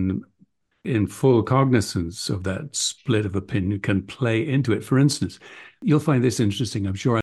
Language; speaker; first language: English; native; English